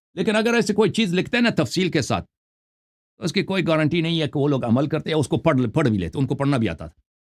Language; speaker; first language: Urdu; non-native, fluent; Persian